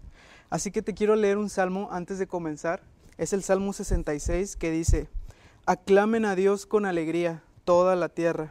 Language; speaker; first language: Spanish; native; Spanish